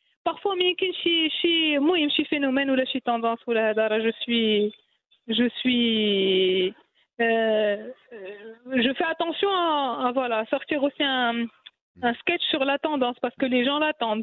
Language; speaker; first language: French; non-native, local second language; Arabic